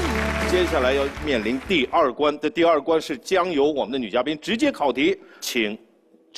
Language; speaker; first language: Chinese; native; Chinese